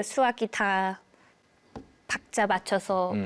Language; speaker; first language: Korean; non-native, fluent; English